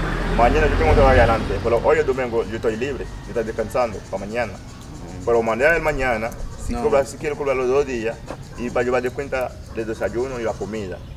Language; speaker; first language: Spanish; native; Spanish